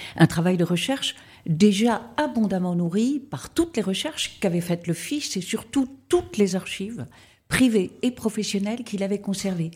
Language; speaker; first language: French; native; French